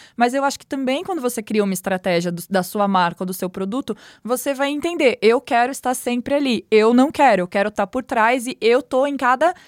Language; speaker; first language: Portuguese; native; Portuguese